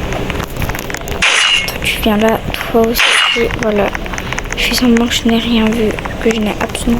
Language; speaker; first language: French; native; French